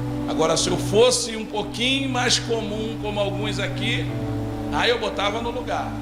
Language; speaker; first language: Portuguese; native; Portuguese